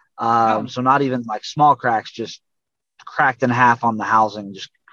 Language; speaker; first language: English; native; English